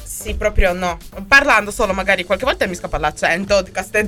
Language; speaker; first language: Italian; native; Italian